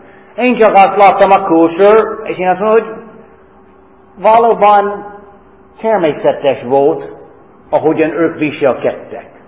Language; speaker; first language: Hungarian; non-native, fluent; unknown